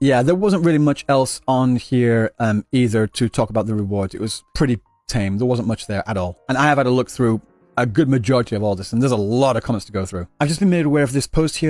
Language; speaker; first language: English; native; English